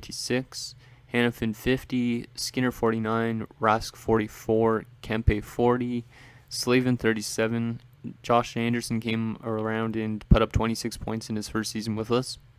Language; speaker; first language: English; native; English